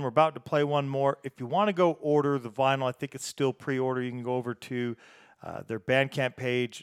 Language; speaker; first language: English; native; English